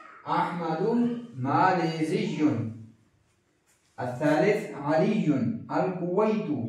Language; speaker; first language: Arabic; non-native, fluent; Urdu